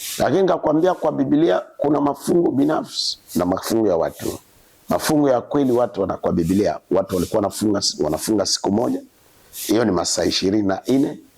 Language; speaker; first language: Swahili; native; Swahili